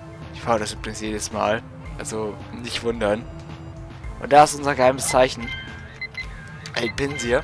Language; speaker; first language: German; native; German